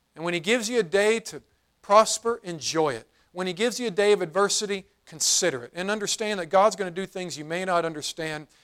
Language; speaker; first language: English; native; English